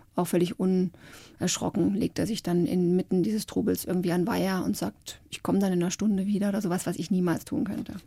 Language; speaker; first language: German; native; German